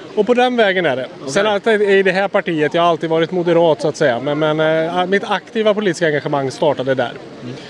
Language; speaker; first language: Swedish; native; Swedish